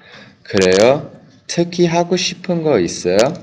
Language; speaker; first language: Korean; non-native, learner; English